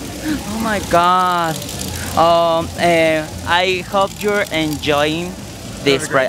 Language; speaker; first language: English; non-native, learner; Spanish